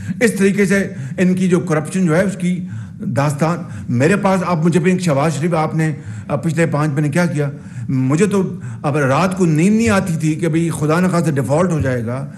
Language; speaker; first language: Urdu; non-native, local second language; Punjabi